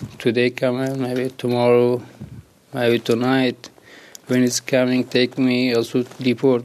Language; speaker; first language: English; non-native, learner; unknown